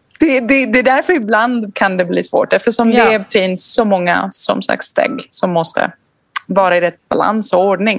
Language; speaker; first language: Swedish; non-native, fluent; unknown